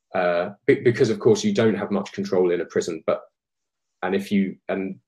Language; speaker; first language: English; native; English